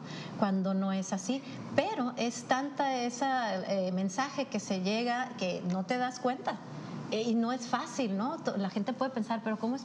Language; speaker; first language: Spanish; native; Spanish